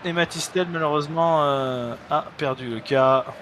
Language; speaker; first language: French; native; French